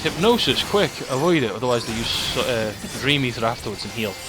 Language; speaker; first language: English; native; English